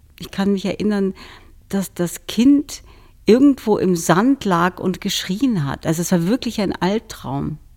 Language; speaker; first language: German; early bilingual, other home language; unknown